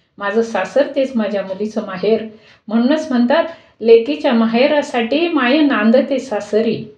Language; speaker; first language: Marathi; native; Marathi